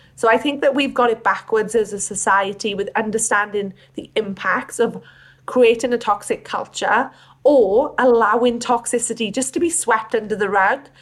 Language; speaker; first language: English; native; English